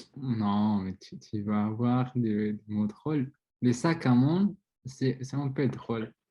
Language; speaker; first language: French; non-native, learner; Spanish